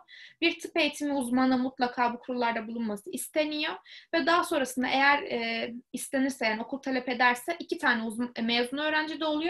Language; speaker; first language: Turkish; native; Turkish